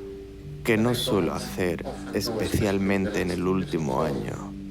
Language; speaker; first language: Spanish; non-native, fluent; Polish